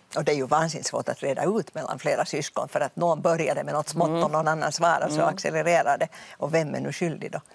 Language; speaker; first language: Swedish; native; Swedish